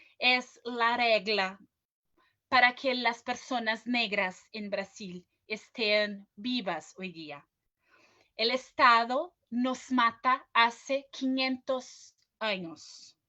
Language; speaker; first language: Spanish; non-native, fluent; Portuguese